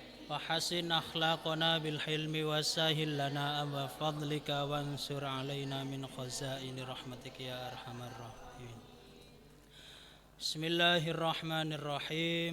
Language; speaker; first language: Arabic; non-native, fluent; Javanese